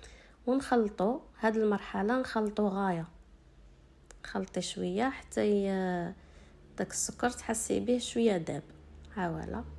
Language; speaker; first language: Arabic; native; Arabic